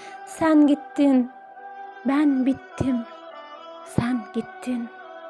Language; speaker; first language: Turkish; native; Turkish